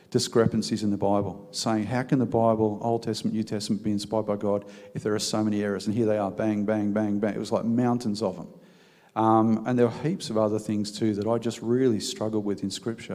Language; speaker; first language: English; native; English